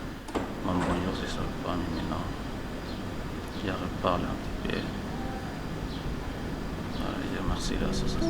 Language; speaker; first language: French; non-native, learner; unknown